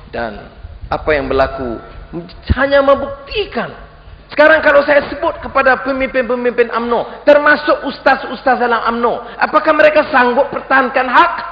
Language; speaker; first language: Malay; native; Malay